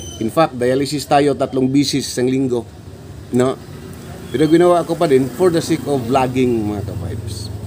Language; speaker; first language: Filipino; non-native, local second language; Cebuano